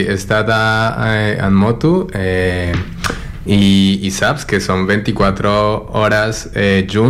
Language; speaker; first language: Catalan; non-native, learner; Spanish